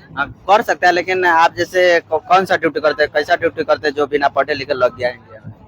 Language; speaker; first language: Hindi; native; Hindi